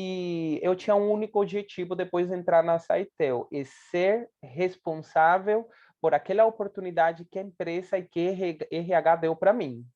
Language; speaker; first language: Portuguese; non-native, fluent; Spanish